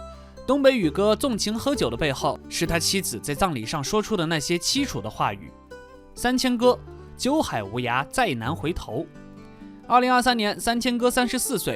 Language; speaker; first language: Chinese; native; Chinese